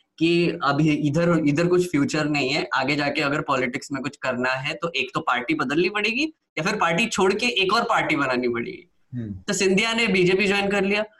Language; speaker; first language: Hindi; non-native, local second language; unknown